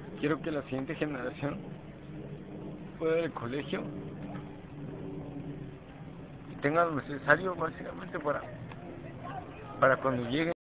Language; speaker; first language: Spanish; early bilingual, heritage; Spanish